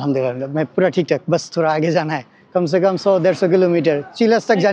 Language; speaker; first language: Hindi; non-native, fluent; Bangla